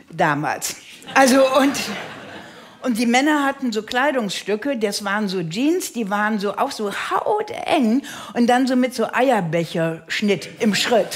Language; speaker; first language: German; native; German